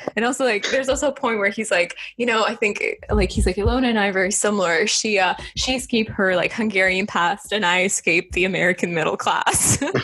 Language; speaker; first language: English; non-native, fluent; Estonian